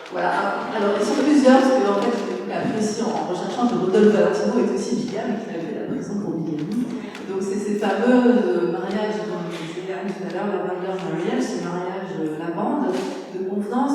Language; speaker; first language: French; native; French